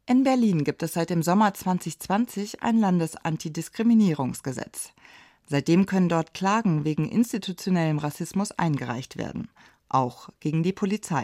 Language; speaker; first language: German; native; German